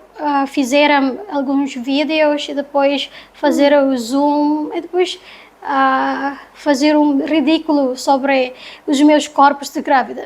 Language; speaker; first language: Portuguese; non-native, learner; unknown